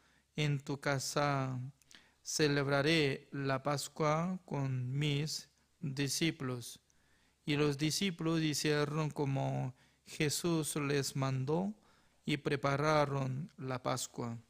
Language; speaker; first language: Spanish; non-native, fluent; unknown